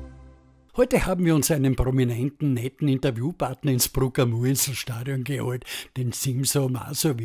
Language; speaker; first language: German; native; German